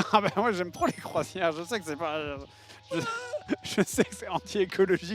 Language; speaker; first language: French; native; French